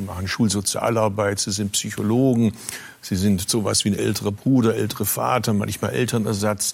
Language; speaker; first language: German; early bilingual, other home language; Turkish